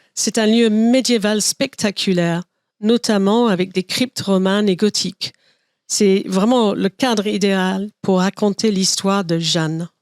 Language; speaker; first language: French; non-native, fluent; English